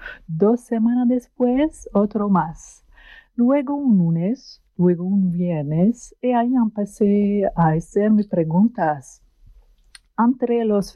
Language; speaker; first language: Spanish; non-native, fluent; French